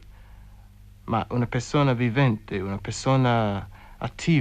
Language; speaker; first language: Italian; non-native, fluent; English